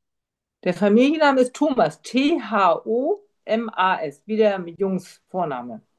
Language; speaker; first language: German; native; German